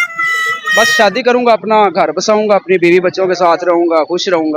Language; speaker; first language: Hindi; non-native, local second language; Punjabi